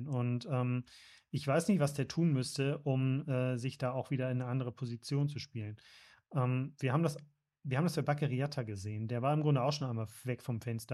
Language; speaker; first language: German; native; German